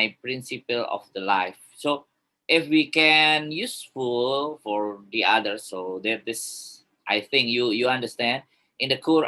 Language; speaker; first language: English; non-native, learner; Indonesian